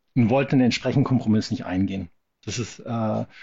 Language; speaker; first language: German; native; German